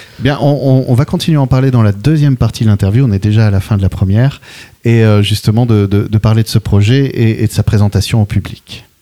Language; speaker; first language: French; native; French